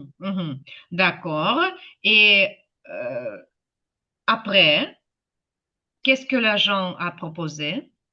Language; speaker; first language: French; non-native, fluent; Ukrainian